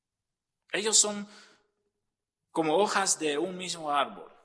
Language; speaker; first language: Spanish; non-native, fluent; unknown